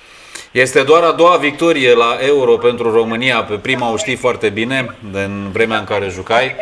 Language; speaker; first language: Romanian; native; Romanian